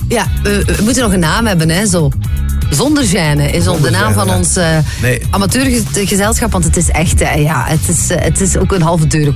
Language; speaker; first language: Dutch; native; Dutch